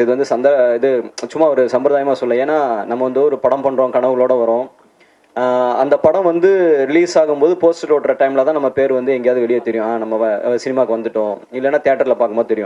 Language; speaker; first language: Tamil; native; Tamil